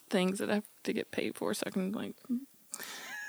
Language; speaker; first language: English; native; English